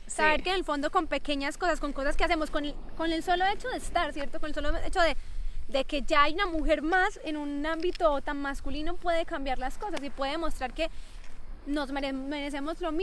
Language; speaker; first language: Spanish; native; Spanish